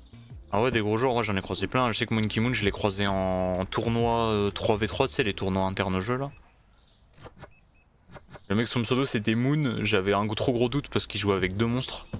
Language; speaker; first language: French; native; French